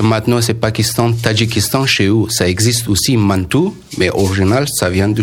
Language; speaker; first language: French; non-native, learner; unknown